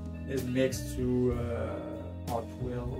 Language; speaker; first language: English; non-native, learner; French